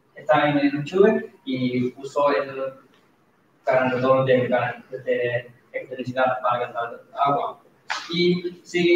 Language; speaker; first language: Spanish; non-native, learner; Chinese